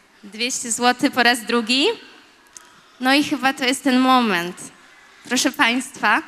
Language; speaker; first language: Polish; native; Polish